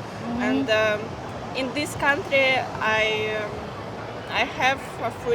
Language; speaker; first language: English; non-native, learner; Russian